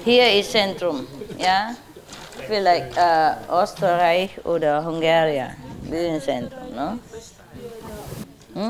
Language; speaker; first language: German; non-native, learner; Vietnamese